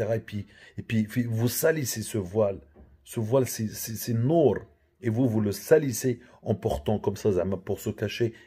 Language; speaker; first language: French; non-native, local second language; Arabic